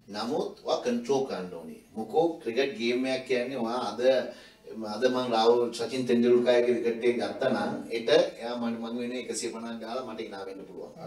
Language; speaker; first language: Sinhala; non-native, local second language; Tamil